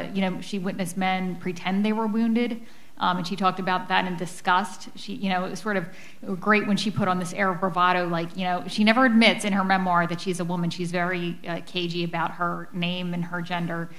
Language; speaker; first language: English; native; English